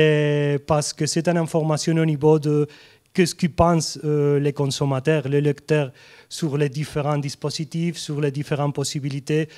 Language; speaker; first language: French; non-native, fluent; Spanish